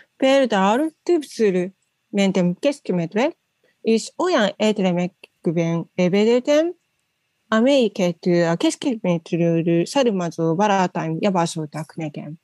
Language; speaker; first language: Hungarian; non-native, learner; Japanese